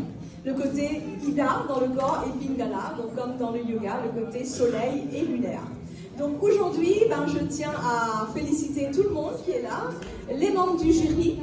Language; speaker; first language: French; non-native, local second language; Morisyen